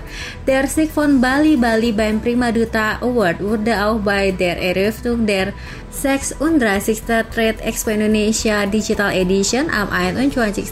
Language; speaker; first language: German; non-native, fluent; Indonesian